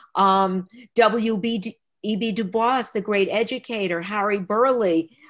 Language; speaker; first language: English; native; English